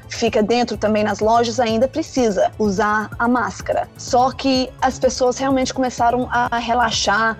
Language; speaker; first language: Portuguese; non-native, fluent; Danish